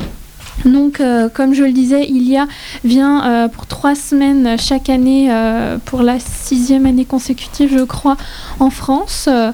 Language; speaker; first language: French; native; French